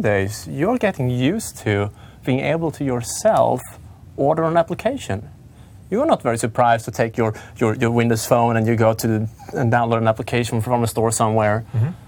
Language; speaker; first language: English; non-native, fluent; Swedish